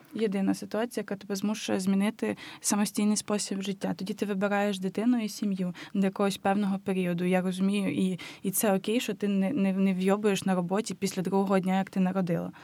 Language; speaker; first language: Ukrainian; native; Ukrainian